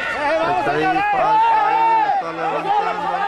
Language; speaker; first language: Spanish; native; Spanish